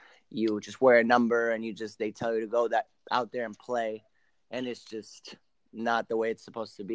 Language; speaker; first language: English; early bilingual, other home language; Spanish